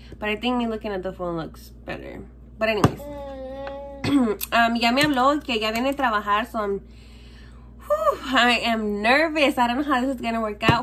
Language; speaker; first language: English; early bilingual, other home language; Spanish